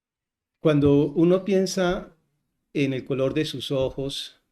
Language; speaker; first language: Spanish; native; Spanish